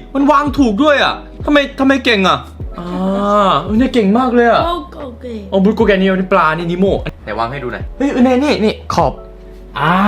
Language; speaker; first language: Thai; non-native, fluent; Korean